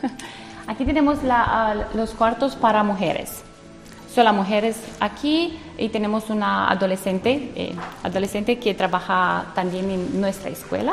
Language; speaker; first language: Spanish; non-native, learner; Romanian